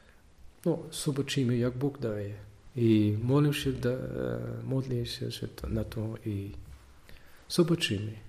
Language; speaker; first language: Polish; non-native, learner; Dutch